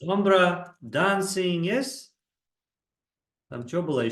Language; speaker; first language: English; non-native, fluent; Kazakh